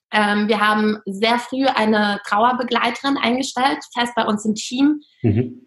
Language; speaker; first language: German; non-native, fluent; Russian